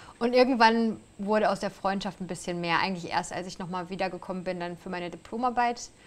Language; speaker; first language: German; native; German